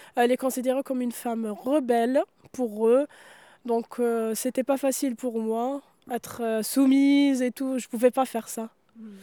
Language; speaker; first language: French; non-native, local second language; Arabic